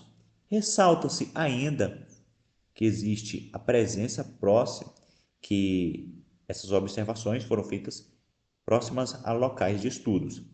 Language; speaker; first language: Portuguese; native; Portuguese